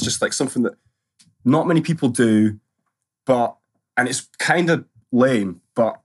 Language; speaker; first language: English; native; English